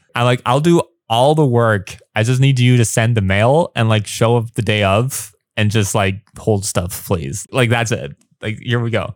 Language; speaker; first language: English; native; English